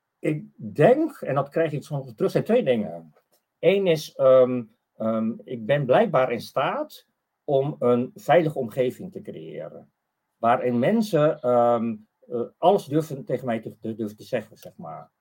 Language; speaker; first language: Dutch; early bilingual, other home language; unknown